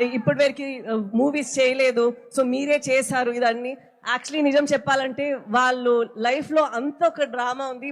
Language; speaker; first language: Telugu; non-native, fluent; Badaga